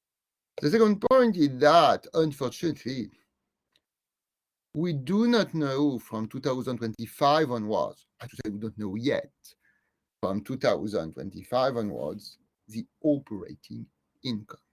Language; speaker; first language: English; non-native, fluent; French